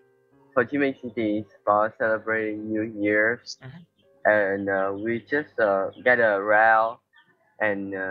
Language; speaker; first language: English; non-native, learner; Vietnamese